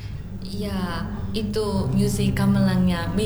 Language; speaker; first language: Indonesian; non-native, learner; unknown